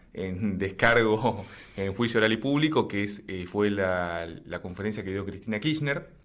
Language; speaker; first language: Spanish; native; Spanish